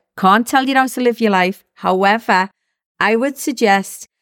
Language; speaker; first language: English; native; English